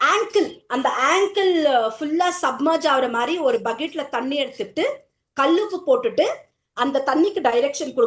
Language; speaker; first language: Tamil; native; Tamil